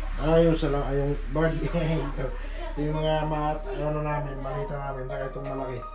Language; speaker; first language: Filipino; non-native, local second language; Cebuano